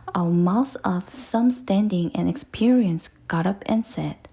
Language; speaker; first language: English; non-native, fluent; Korean